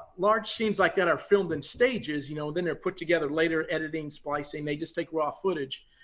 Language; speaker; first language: English; native; English